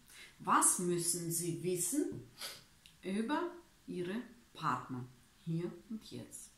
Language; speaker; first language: German; non-native, learner; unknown